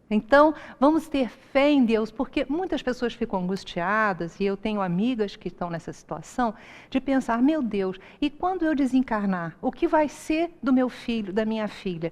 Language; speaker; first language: Portuguese; native; Portuguese